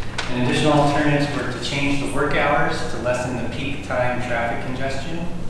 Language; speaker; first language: English; native; English